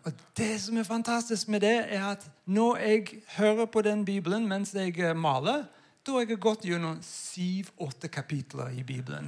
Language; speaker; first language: Norwegian; non-native, fluent; English